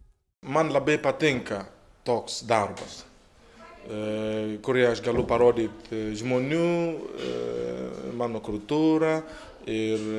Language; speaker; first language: Lithuanian; non-native, learner; Igbo